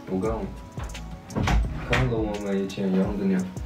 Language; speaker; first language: Chinese; early bilingual, heritage; Chinese